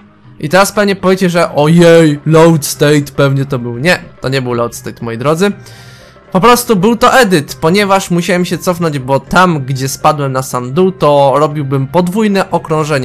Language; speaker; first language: Polish; native; Polish